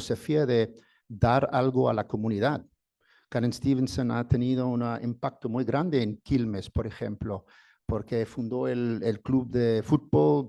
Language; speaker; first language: Spanish; non-native, fluent; English